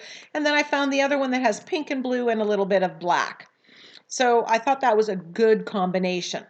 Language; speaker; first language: English; native; English